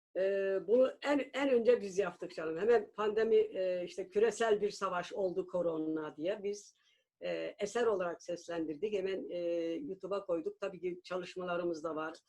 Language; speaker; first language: Turkish; native; Turkish